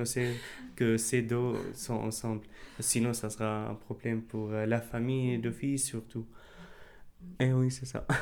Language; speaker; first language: French; non-native, fluent; Arabic